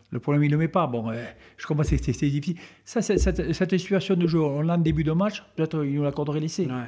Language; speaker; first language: French; native; French